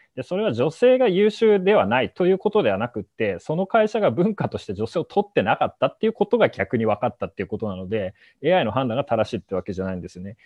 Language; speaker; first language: Japanese; native; Japanese